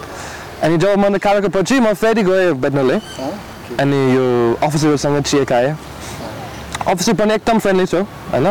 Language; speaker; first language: Nepali; non-native, learner; English